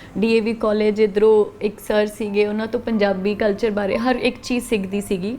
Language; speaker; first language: Punjabi; native; Punjabi